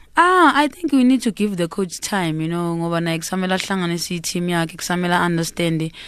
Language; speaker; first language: English; non-native, local second language; Zulu